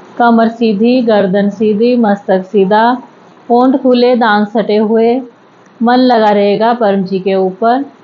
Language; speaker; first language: Hindi; native; Hindi